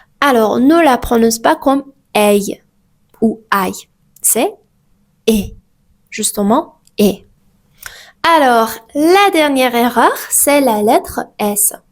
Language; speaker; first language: French; native; French